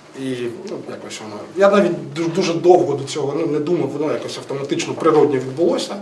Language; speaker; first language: Ukrainian; non-native, local second language; Russian